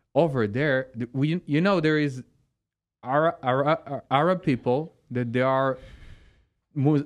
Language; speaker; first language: English; non-native, fluent; Hebrew